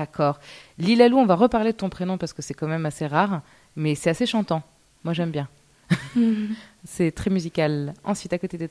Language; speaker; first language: French; native; French